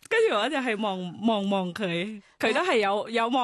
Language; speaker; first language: Cantonese; non-native, fluent; Thai